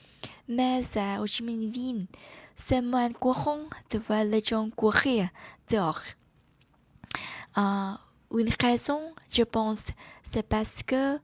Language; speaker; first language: French; non-native, learner; Vietnamese